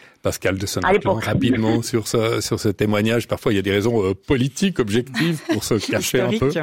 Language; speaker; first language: French; native; French